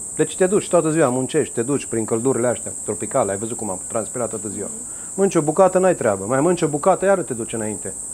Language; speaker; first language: Romanian; native; Romanian